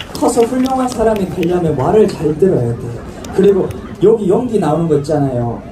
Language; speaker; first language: Korean; native; Korean